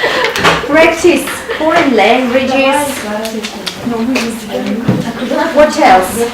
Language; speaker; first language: English; non-native, fluent; Russian